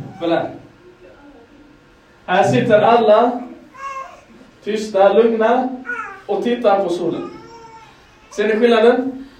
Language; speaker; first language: Swedish; non-native, fluent; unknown